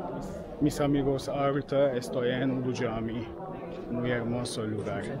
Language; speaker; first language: Spanish; non-native, learner; Turkish